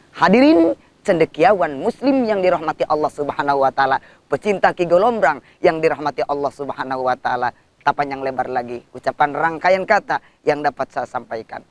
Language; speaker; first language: Indonesian; non-native, local second language; Sundanese